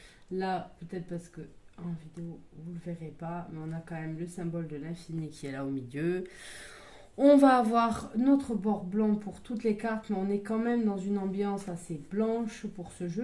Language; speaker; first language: French; native; French